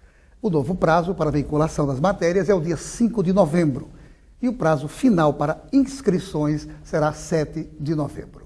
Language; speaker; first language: Portuguese; native; Portuguese